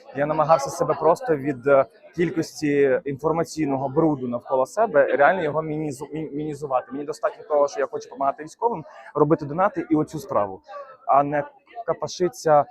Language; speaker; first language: Ukrainian; non-native, local second language; Russian